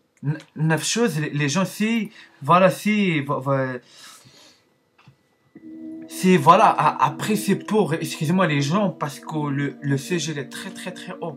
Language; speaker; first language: French; non-native, learner; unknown